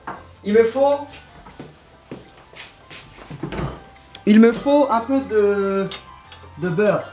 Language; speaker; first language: French; non-native, learner; Spanish